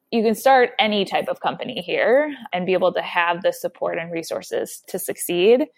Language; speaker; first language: English; native; English